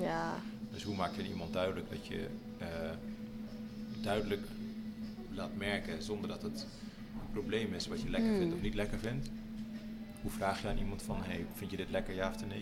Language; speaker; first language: Dutch; native; Dutch